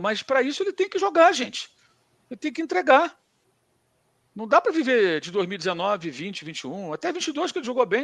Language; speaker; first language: Portuguese; native; Portuguese